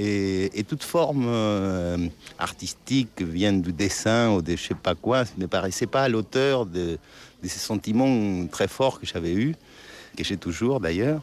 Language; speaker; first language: French; non-native, fluent; Spanish